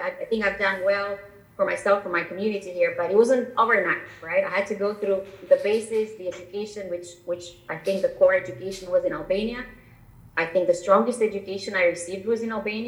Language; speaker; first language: English; non-native, fluent; Albanian